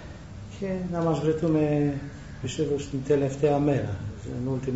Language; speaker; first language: Greek; non-native, learner; Romanian